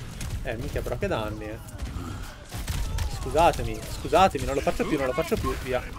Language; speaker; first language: Italian; native; Italian